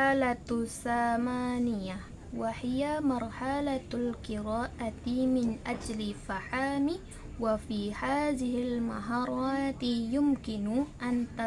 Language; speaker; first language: Arabic; non-native, learner; Indonesian